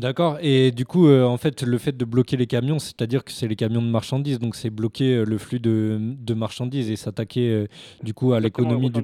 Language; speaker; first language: French; native; French